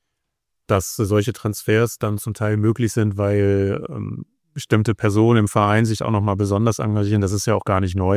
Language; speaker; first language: German; native; German